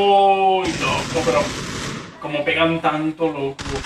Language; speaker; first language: Spanish; native; Spanish